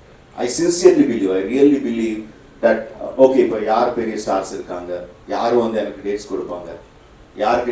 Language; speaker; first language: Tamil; non-native, fluent; Telugu